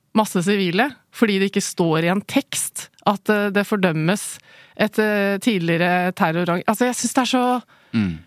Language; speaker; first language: Norwegian; early bilingual, other home language; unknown